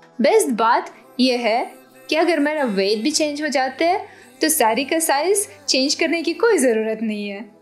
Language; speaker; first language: Hindi; non-native, fluent; Ukrainian